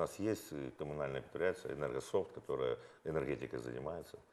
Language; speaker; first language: Russian; non-native, local second language; Ukrainian